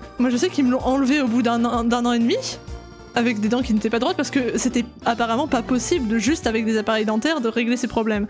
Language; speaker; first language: French; native; French